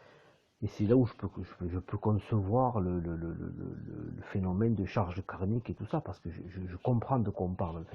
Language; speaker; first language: French; native; French